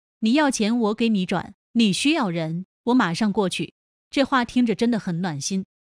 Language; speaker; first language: Chinese; native; Chinese